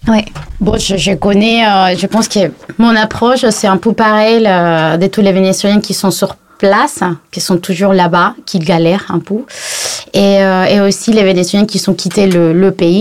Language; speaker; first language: French; non-native, fluent; Spanish